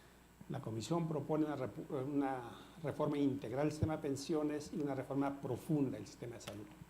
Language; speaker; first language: Spanish; native; Spanish